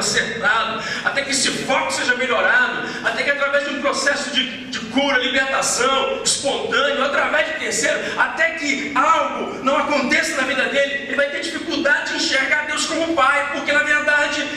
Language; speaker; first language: Portuguese; native; Portuguese